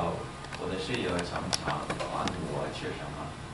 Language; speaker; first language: Chinese; non-native, learner; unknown